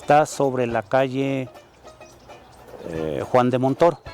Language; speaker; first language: Spanish; native; Spanish